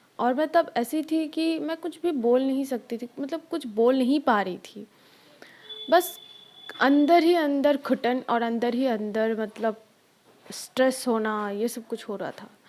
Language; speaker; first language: Hindi; non-native, local second language; Bangla